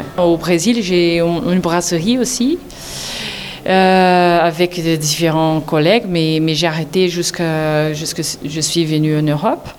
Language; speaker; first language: French; non-native, learner; Portuguese